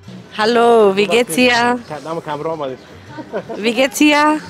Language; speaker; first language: German; non-native, learner; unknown